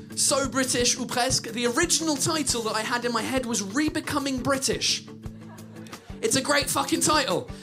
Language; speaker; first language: English; native; English